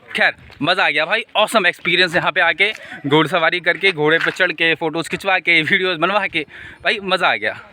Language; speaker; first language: Hindi; native; Hindi